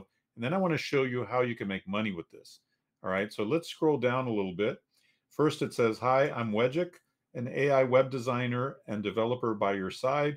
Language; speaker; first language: English; native; English